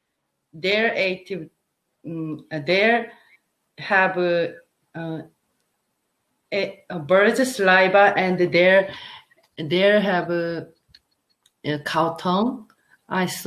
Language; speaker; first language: English; non-native, learner; Korean